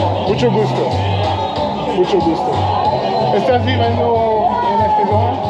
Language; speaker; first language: Spanish; non-native, learner; English